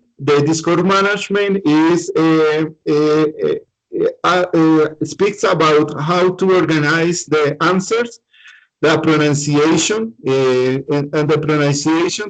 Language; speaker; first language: English; non-native, learner; Spanish